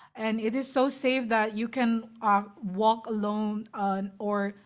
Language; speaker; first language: English; non-native, fluent; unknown